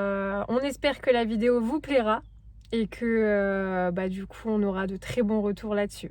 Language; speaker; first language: French; native; French